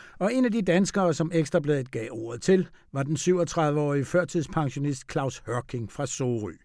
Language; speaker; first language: Danish; native; Danish